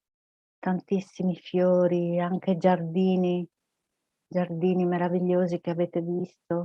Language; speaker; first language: Italian; native; Italian